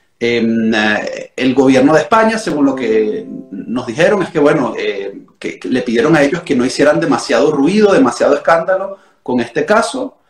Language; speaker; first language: Spanish; native; Spanish